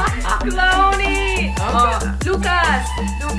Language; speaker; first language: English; non-native, fluent; Russian